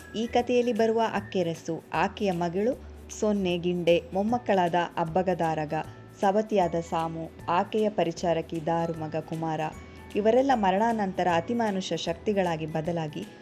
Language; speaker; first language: Kannada; non-native, local second language; Tulu